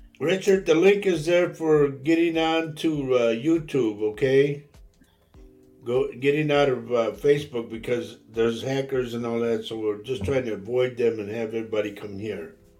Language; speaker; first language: English; native; English